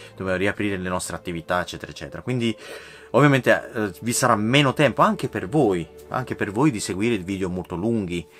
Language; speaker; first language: Italian; native; Italian